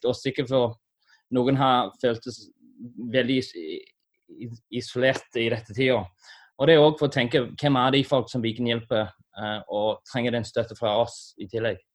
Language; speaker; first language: Norwegian; non-native, fluent; English